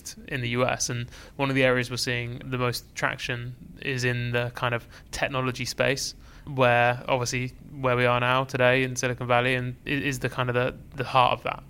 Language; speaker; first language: English; native; English